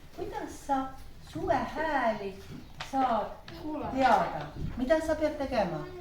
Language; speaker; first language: Estonian; native; Estonian